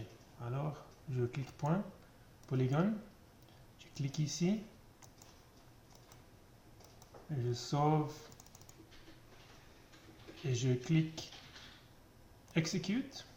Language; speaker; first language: French; non-native, learner; German